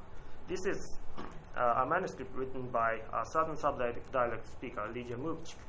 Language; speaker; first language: English; non-native, learner; Japanese